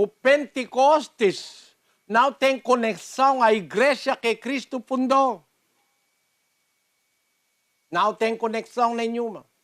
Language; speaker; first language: Portuguese; non-native, learner; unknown